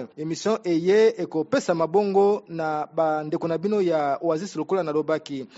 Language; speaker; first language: Lingala; non-native, local second language; Kituba (Democratic Republic of Congo)